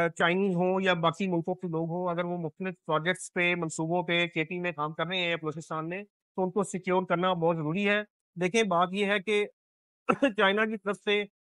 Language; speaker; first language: Urdu; non-native, local second language; Punjabi